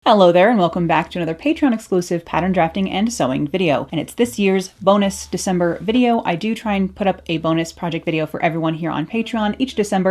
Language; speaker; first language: English; native; English